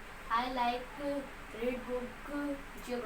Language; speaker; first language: English; non-native, learner; Hindi